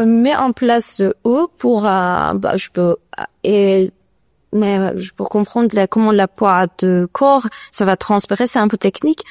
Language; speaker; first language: French; non-native, learner; Persian